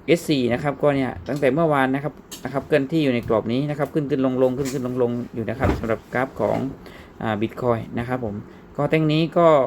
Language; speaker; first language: Thai; native; Thai